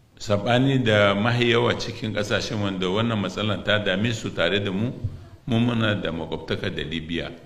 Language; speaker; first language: Hausa; non-native, local second language; Arabic